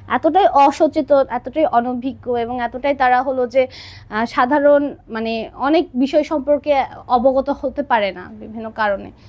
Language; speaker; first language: Bangla; non-native, local second language; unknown